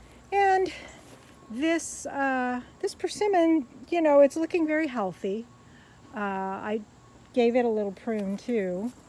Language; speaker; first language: English; native; English